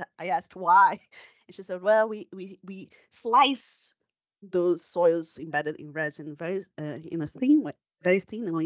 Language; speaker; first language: English; non-native, fluent; Portuguese